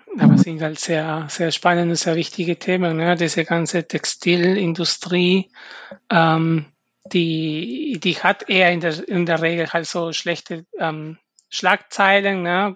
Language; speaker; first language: German; non-native, fluent; Spanish